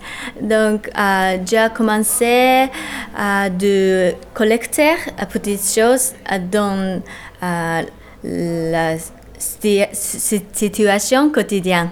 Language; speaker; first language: French; non-native, learner; Japanese